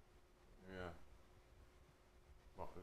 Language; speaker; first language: English; non-native, learner; Wolof